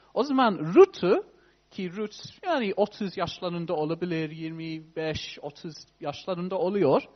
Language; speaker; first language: Turkish; non-native, fluent; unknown